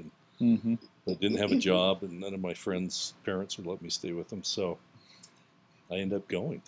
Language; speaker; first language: English; native; English